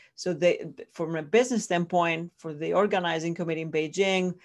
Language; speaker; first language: English; non-native, fluent; Greek